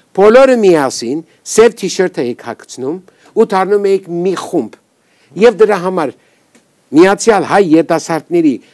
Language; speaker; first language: Armenian; early bilingual, heritage; Armenian